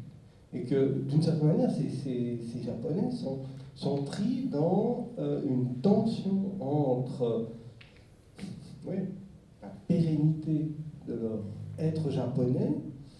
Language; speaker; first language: French; native; French